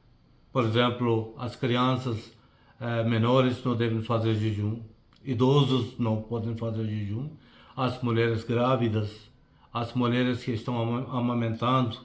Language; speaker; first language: Portuguese; non-native, fluent; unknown